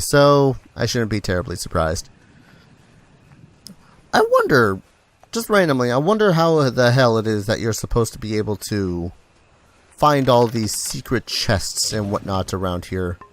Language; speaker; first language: English; native; English